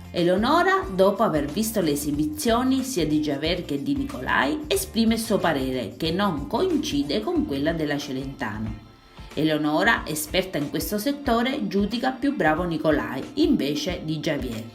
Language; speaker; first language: Italian; native; Italian